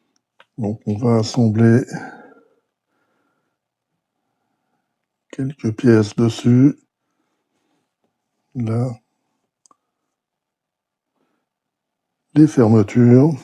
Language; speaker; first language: French; native; French